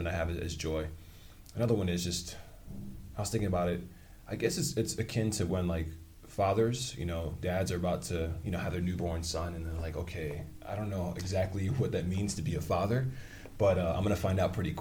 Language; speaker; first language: English; native; English